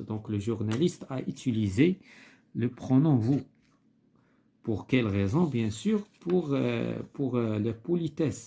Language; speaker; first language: French; non-native, local second language; Arabic